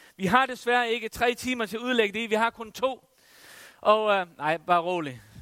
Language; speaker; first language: Danish; non-native, local second language; Faroese